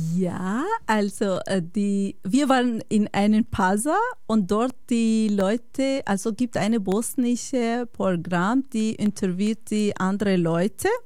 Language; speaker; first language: German; non-native, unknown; Bosnian